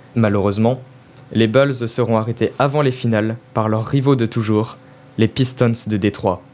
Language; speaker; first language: French; native; French